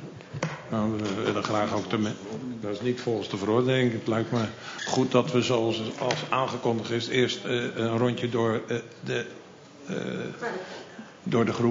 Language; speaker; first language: Dutch; native; Dutch